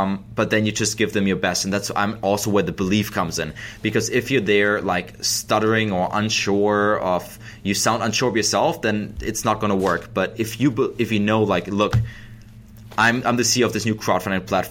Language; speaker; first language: English; non-native, fluent; German